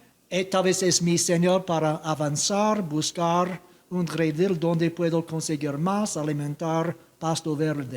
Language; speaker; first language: Spanish; non-native, learner; English